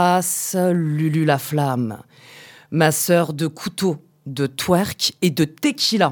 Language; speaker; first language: French; native; French